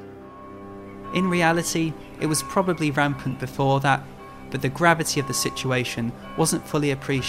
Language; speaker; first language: English; native; English